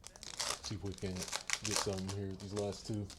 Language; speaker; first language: English; native; English